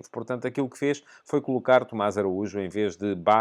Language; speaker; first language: Portuguese; native; Portuguese